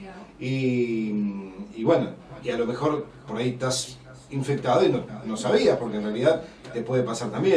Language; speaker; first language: Spanish; native; Spanish